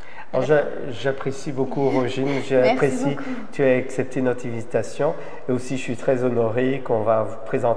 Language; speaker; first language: French; native; French